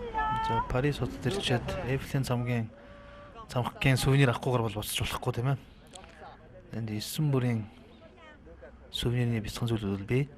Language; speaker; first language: Mongolian; native; Mongolian